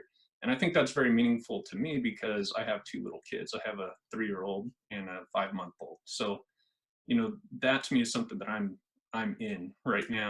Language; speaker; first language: English; native; English